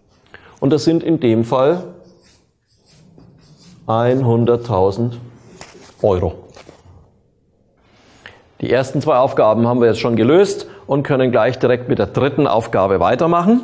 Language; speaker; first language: German; native; German